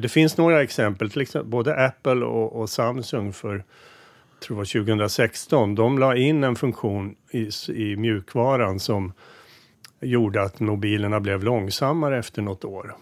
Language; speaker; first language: Swedish; native; Swedish